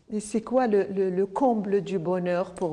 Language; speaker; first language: French; non-native, local second language; Arabic